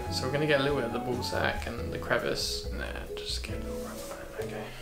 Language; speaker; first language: English; native; English